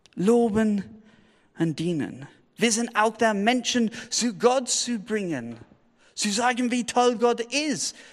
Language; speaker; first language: German; non-native, fluent; English